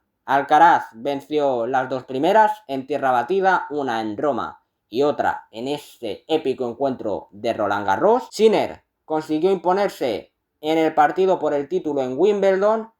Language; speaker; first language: Spanish; native; Spanish